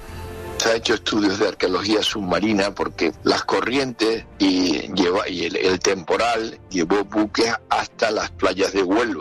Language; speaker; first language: Spanish; native; Spanish